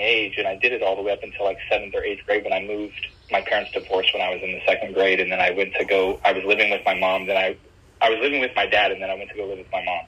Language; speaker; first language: English; native; English